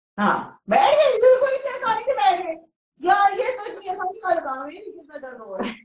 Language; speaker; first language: Urdu; native; Urdu